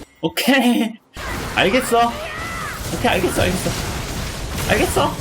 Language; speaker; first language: Korean; native; Korean